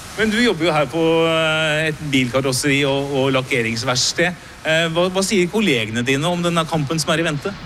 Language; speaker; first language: Norwegian; native; Norwegian